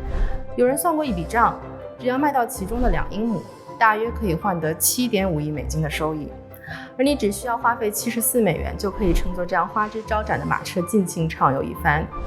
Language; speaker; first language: Chinese; native; Chinese